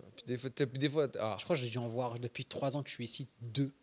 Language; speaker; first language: French; native; French